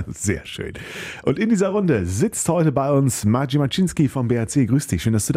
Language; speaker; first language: German; native; German